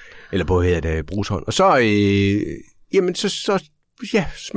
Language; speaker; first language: Danish; native; Danish